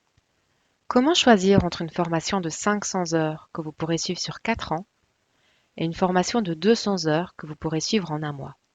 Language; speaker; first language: French; native; French